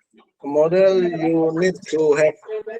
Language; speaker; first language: English; non-native, learner; Indonesian